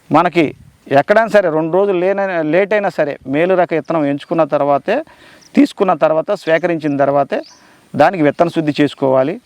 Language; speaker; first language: Telugu; native; Telugu